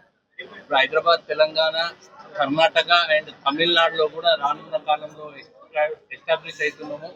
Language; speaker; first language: Telugu; native; Telugu